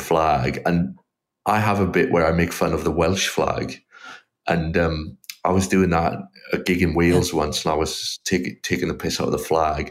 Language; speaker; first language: English; native; English